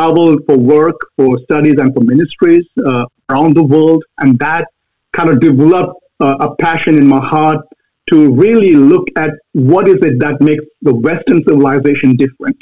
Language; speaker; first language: English; non-native, local second language; Malayalam